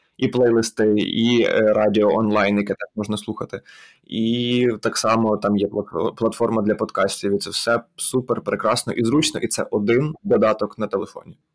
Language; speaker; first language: Ukrainian; native; Ukrainian